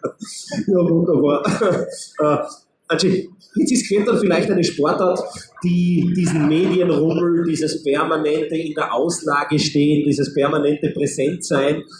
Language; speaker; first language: German; native; German